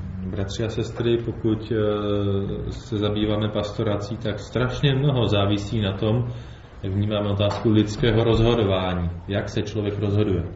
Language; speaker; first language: Czech; native; Czech